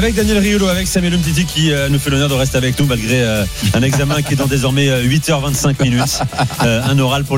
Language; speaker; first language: French; native; French